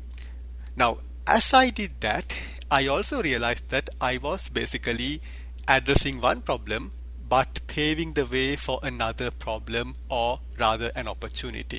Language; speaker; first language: English; non-native, local second language; Sinhala